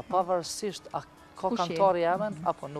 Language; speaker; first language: Albanian; native; Albanian